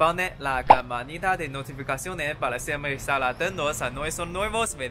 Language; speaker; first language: Spanish; non-native, learner; Chinese